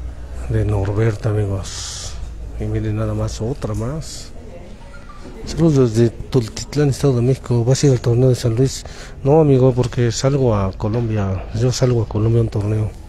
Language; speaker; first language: Spanish; native; Spanish